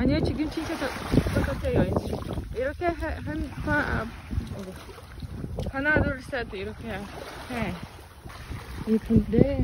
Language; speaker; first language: Korean; non-native, learner; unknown